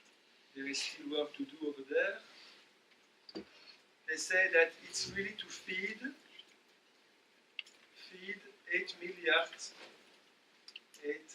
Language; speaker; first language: English; non-native, fluent; French